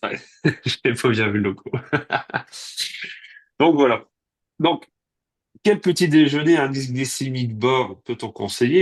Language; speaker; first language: French; native; French